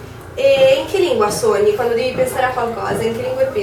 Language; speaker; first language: Italian; native; Italian